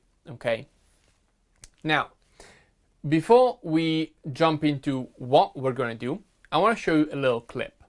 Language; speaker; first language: English; non-native, fluent; Italian